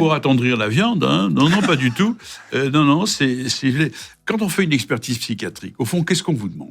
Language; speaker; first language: French; native; French